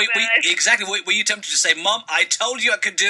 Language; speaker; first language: English; native; English